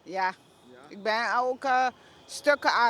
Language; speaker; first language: Dutch; non-native, local second language; Papiamento